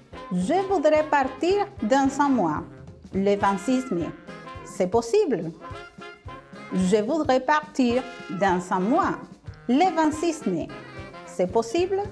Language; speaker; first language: French; non-native, fluent; Spanish